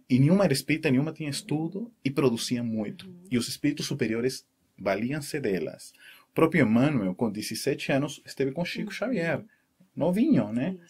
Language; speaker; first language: Portuguese; non-native, fluent; Spanish